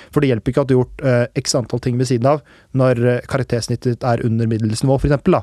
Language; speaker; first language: Norwegian; early bilingual, other home language; Urdu